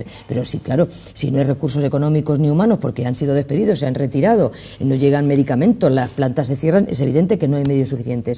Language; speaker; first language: Spanish; native; Spanish